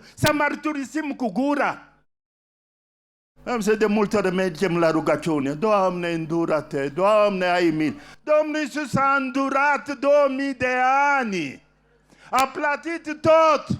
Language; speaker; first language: Romanian; non-native, fluent; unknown